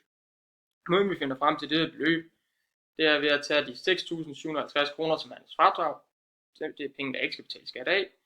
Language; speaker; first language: Danish; native; Danish